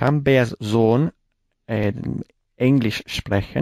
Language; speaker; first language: German; non-native, learner; Spanish